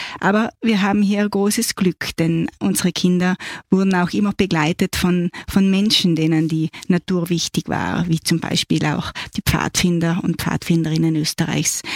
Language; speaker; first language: German; native; German